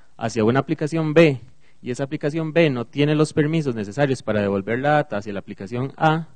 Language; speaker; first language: Spanish; native; Spanish